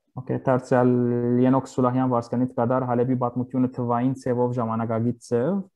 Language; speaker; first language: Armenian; native; Armenian